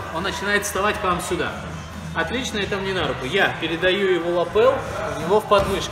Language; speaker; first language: Russian; native; Russian